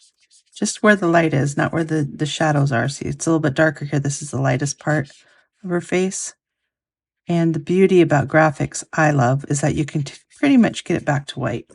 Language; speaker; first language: English; native; English